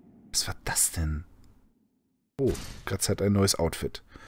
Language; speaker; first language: German; native; German